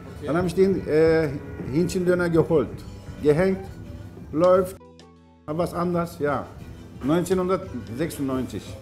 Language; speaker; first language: German; non-native, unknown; Turkish